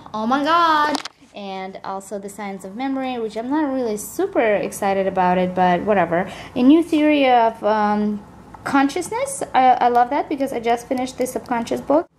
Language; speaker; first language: English; non-native, fluent; Russian